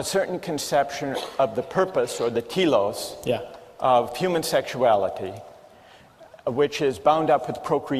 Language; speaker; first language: English; native; English